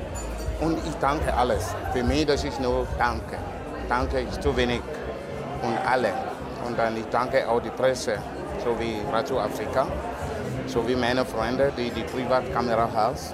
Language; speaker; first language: German; non-native, fluent; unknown